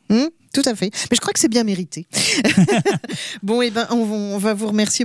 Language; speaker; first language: French; native; French